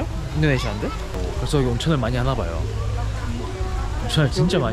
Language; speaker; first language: Korean; native; Korean